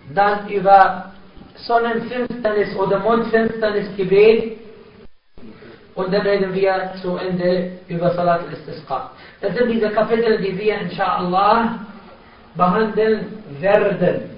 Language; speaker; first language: German; non-native, fluent; Arabic